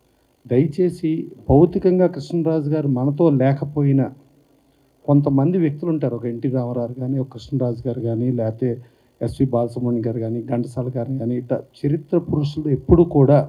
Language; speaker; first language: Telugu; native; Telugu